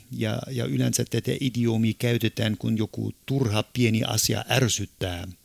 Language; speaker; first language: Finnish; non-native, fluent; German